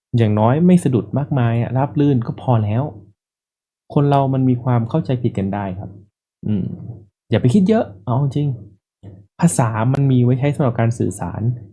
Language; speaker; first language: Thai; native; Thai